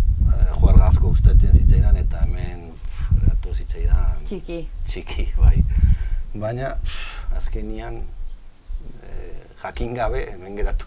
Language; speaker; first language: Basque; non-native, local second language; Spanish